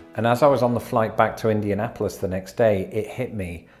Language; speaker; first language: English; native; English